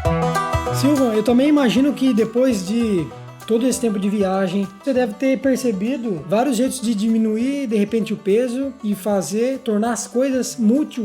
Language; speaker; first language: Portuguese; native; Portuguese